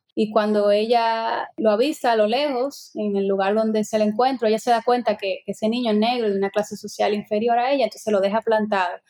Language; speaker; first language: Spanish; native; Spanish